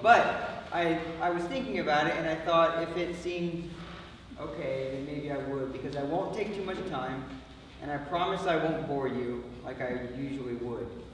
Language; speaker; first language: English; native; English